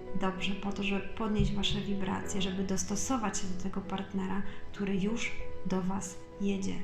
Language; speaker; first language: Polish; native; Polish